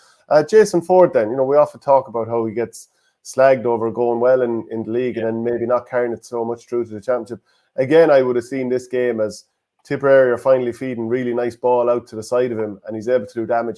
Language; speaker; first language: English; native; English